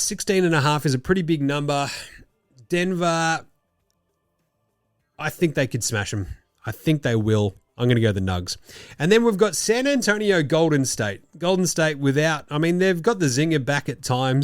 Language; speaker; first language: English; native; English